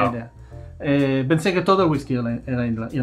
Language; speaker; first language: Spanish; non-native, fluent; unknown